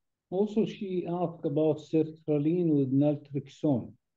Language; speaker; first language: English; non-native, fluent; Arabic